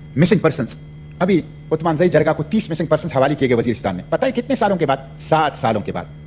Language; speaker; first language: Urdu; non-native, local second language; Pashto